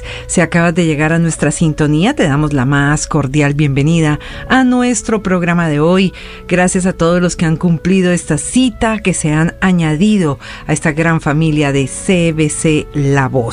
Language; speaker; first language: Spanish; native; Spanish